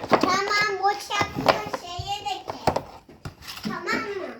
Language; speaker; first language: Turkish; native; Turkish